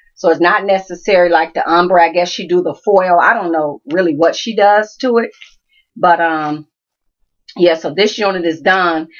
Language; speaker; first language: English; native; English